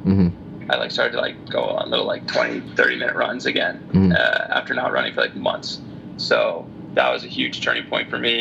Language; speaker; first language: English; native; English